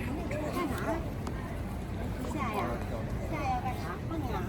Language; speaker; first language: Chinese; native; Chinese